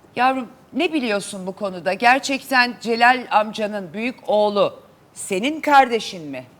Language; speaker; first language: Turkish; native; Turkish